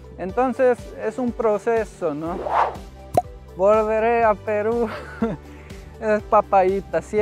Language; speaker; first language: Spanish; non-native, fluent; Finnish